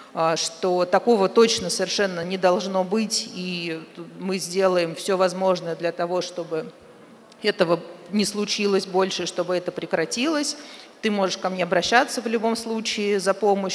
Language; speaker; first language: Russian; native; Russian